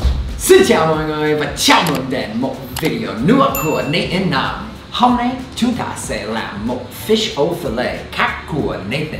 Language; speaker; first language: Vietnamese; non-native, fluent; English